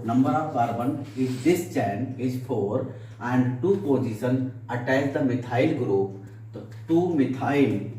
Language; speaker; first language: English; non-native, local second language; Hindi